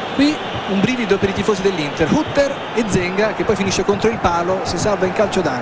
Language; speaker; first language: Italian; native; Italian